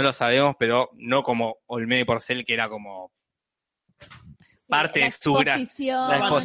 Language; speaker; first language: Spanish; native; Spanish